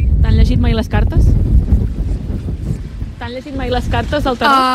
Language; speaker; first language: Catalan; native; Catalan